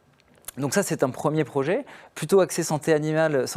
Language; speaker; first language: French; native; French